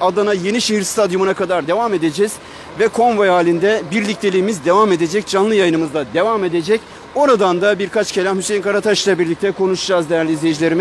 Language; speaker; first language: Turkish; native; Turkish